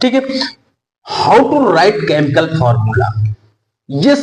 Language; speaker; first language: Hindi; native; Hindi